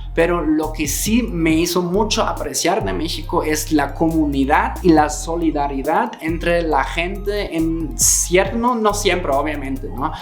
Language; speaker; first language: Spanish; non-native, fluent; German